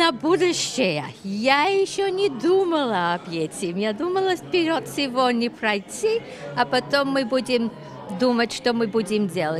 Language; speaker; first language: Russian; early bilingual, heritage; Russian